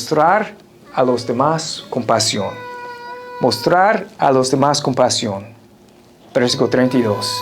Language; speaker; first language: Spanish; non-native, fluent; English